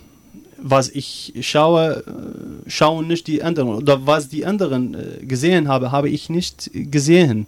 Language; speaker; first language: German; non-native, learner; Arabic